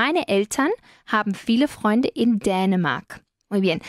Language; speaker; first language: German; non-native, fluent; Spanish